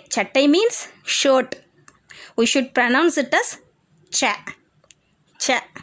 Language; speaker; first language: English; non-native, local second language; Tamil